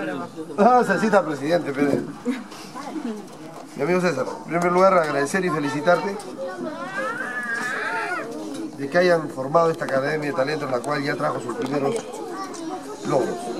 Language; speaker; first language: Spanish; native; Spanish